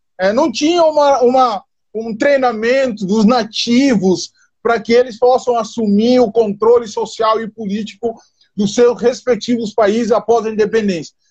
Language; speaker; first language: Portuguese; non-native, local second language; Upper Guinea Crioulo